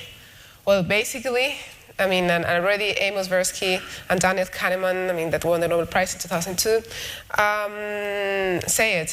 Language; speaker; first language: English; non-native, fluent; Spanish